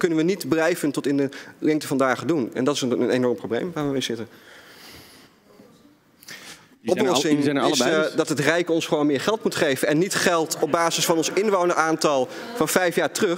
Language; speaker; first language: Dutch; native; Dutch